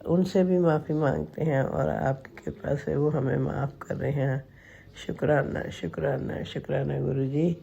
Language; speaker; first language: Hindi; non-native, local second language; Punjabi